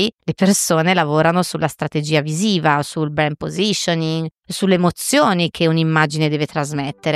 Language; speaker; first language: Italian; native; Italian